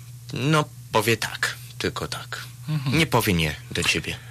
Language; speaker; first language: Polish; early bilingual, heritage; Polish